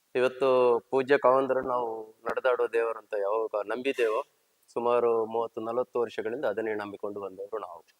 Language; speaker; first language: Kannada; native; Kannada